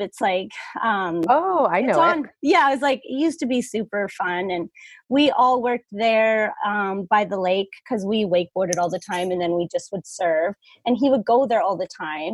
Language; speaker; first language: English; native; English